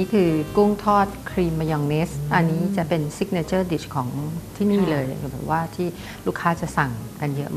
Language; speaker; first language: Thai; native; Thai